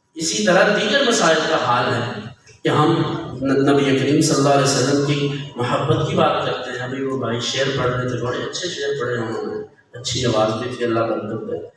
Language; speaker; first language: Urdu; non-native, local second language; Punjabi